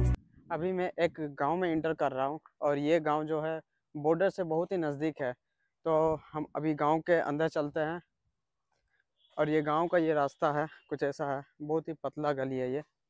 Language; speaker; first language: Hindi; native; Hindi